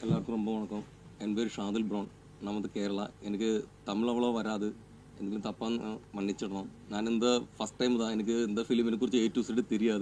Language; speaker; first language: Tamil; non-native, learner; Malayalam